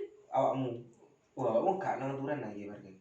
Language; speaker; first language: Indonesian; native; Indonesian